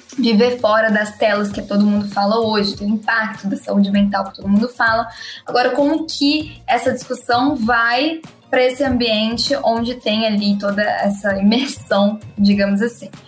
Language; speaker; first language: Portuguese; native; Portuguese